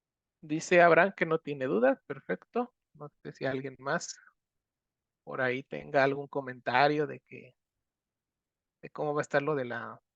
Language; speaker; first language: Spanish; native; Spanish